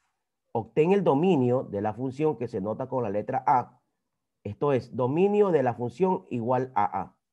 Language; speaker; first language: Spanish; native; Spanish